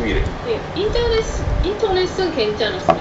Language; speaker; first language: Korean; non-native, fluent; Japanese